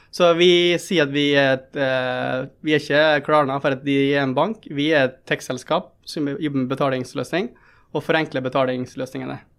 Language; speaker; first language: Norwegian; early bilingual, other home language; Tamil